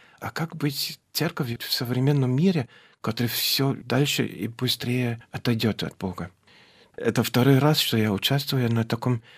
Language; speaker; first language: Russian; non-native, fluent; German